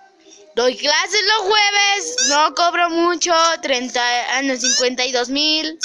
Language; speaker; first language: Spanish; native; Spanish